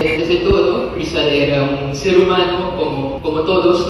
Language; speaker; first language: Spanish; non-native, fluent; Filipino